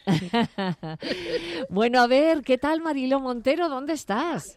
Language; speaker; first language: Spanish; native; Spanish